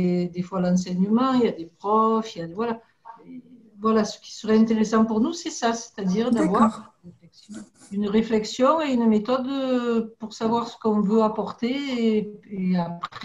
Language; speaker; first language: French; native; French